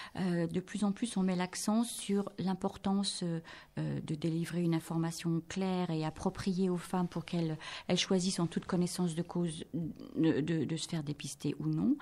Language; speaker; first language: French; native; French